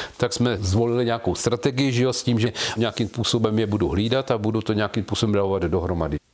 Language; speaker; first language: Czech; native; Czech